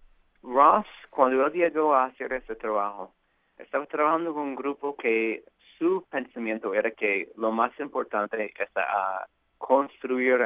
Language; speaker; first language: Spanish; non-native, fluent; English